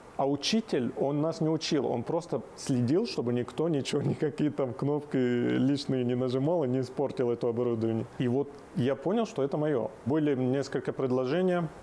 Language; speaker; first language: Russian; non-native, fluent; Arabic